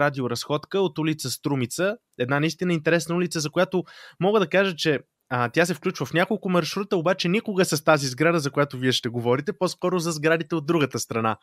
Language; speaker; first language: Bulgarian; native; Bulgarian